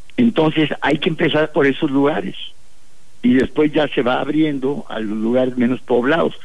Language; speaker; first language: Spanish; native; Spanish